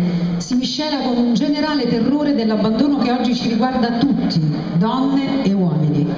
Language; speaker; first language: Italian; native; Italian